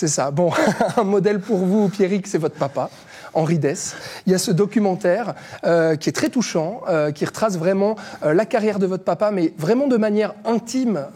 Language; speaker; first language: French; native; French